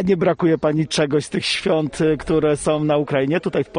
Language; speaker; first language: Polish; native; Polish